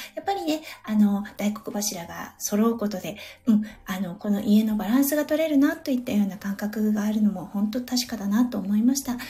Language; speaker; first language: Japanese; native; Japanese